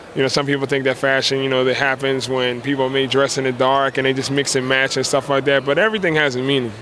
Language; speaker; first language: English; native; English